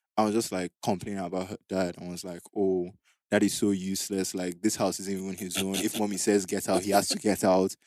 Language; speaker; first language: English; non-native, local second language; Igbo